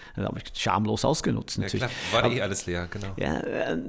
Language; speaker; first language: German; non-native, fluent; English